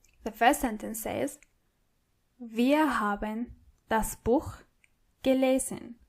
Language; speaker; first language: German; non-native, fluent; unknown